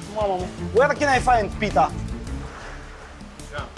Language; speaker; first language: English; non-native, learner; Romanian